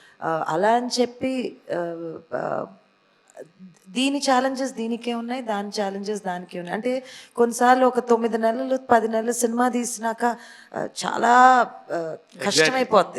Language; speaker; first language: Telugu; native; Telugu